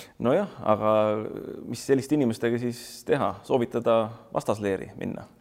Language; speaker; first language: Estonian; native; Estonian